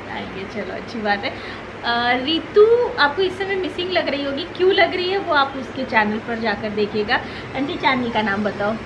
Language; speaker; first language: Hindi; native; Hindi